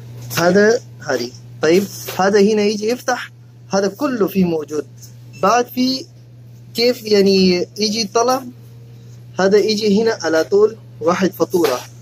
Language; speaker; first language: Arabic; non-native, learner; Urdu